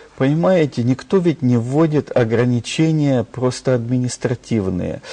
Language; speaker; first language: Russian; native; Russian